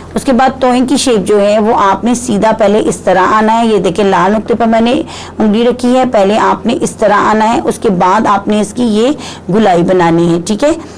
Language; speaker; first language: Urdu; non-native, local second language; Punjabi